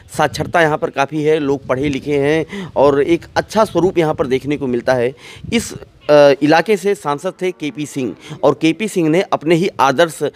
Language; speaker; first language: Hindi; native; Hindi